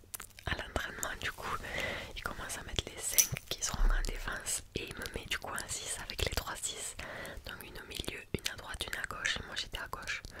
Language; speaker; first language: French; native; French